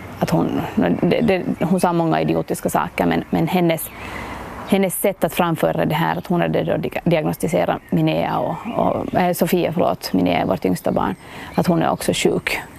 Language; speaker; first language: Swedish; native; Swedish